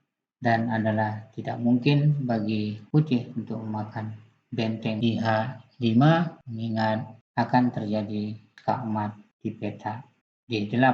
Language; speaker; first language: Indonesian; native; Indonesian